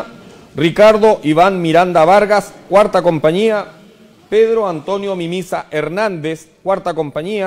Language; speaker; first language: Spanish; native; Spanish